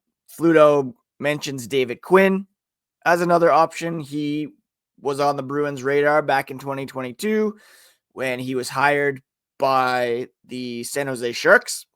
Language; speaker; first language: English; native; English